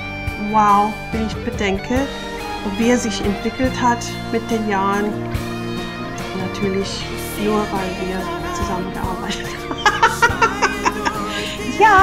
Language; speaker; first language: German; non-native, fluent; English